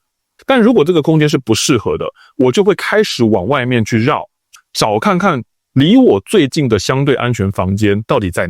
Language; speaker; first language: Chinese; native; Chinese